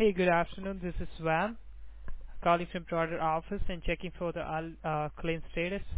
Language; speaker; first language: English; non-native, local second language; Gujarati